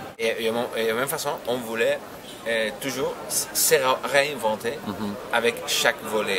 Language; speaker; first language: French; non-native, fluent; Spanish